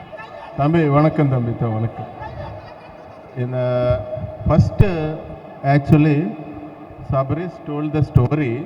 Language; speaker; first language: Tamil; non-native, learner; Telugu